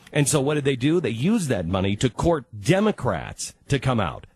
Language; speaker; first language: English; native; English